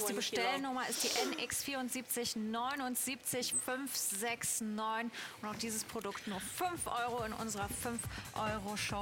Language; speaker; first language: German; native; German